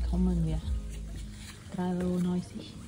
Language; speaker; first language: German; non-native, learner; Thai